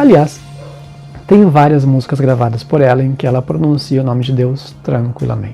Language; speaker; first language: Portuguese; native; Portuguese